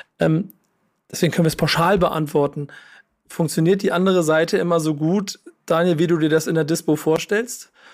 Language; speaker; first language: German; native; German